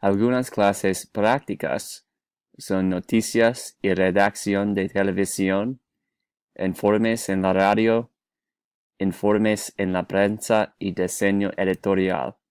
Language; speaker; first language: Spanish; non-native, learner; English